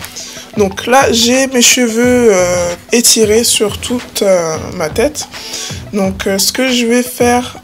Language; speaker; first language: French; native; French